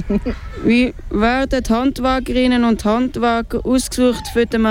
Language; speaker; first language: German; native; German